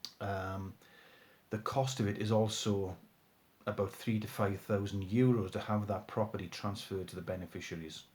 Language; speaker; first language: English; native; English